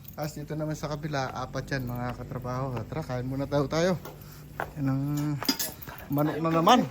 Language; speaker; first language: Filipino; non-native, local second language; Iloko